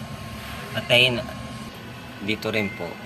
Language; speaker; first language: Filipino; native; Filipino